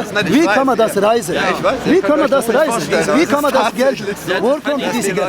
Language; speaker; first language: German; non-native, learner; Tibetan